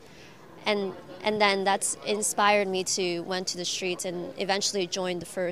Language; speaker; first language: English; non-native, local second language; Cantonese